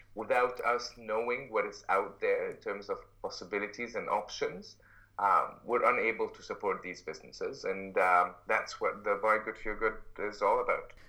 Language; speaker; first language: English; non-native, fluent; Arabic